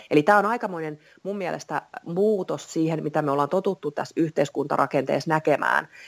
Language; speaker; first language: Finnish; native; Finnish